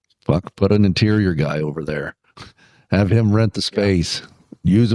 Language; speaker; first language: English; native; English